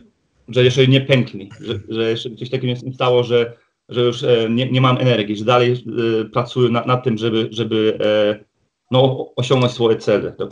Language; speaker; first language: Polish; early bilingual, heritage; Polish